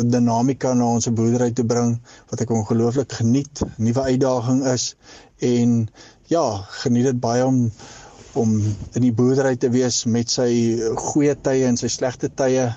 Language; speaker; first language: Afrikaans; native; Afrikaans